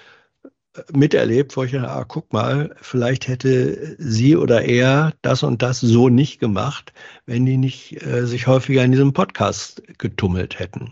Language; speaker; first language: German; native; German